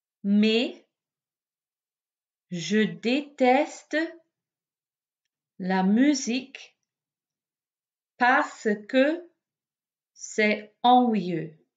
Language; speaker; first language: French; non-native, fluent; English